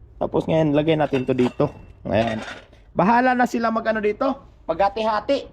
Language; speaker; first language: Filipino; native; Filipino